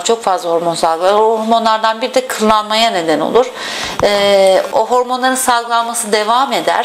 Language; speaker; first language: Turkish; native; Turkish